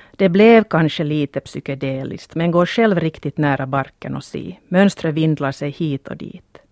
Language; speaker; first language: Swedish; native; Swedish